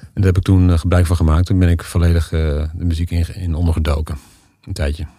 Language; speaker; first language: Dutch; native; Dutch